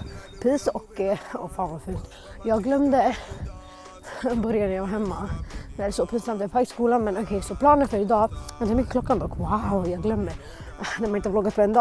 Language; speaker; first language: Swedish; native; Swedish